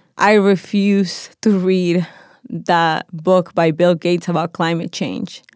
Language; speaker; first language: English; non-native, fluent; Spanish